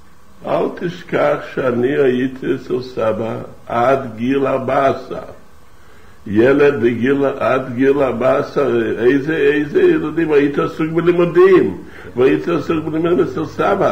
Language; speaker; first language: Hebrew; non-native, fluent; Yiddish